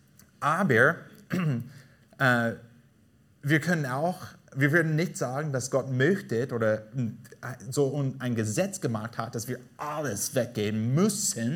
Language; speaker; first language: German; non-native, fluent; English